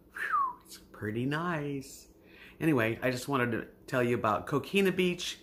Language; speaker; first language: English; native; English